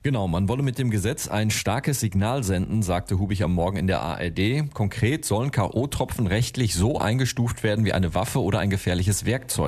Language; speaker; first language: German; native; German